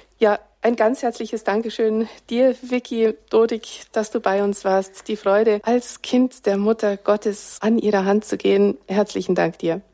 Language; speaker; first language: German; native; German